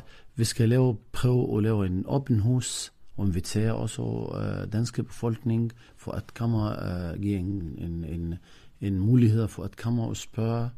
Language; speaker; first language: Danish; non-native, fluent; Arabic